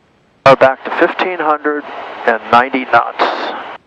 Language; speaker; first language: English; native; English